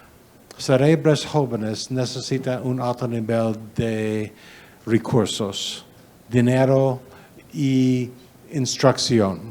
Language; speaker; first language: Spanish; non-native, learner; English